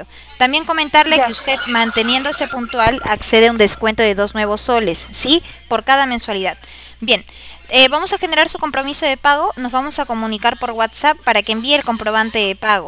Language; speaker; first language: Spanish; native; Spanish